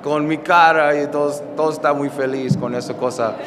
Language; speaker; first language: Spanish; non-native, learner; English